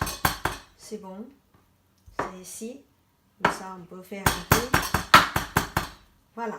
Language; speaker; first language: French; non-native, learner; Chinese